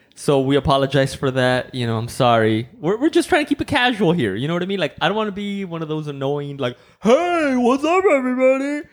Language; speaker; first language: English; non-native, fluent; Spanish